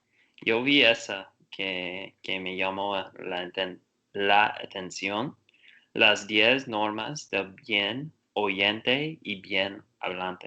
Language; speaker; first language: Spanish; non-native, learner; Portuguese